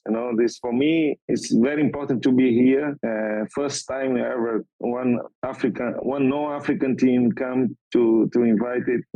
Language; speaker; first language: English; non-native, learner; Portuguese